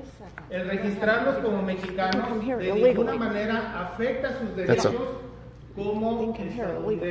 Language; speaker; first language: Spanish; native; Spanish